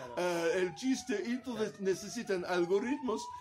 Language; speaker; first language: Spanish; non-native, fluent; Italian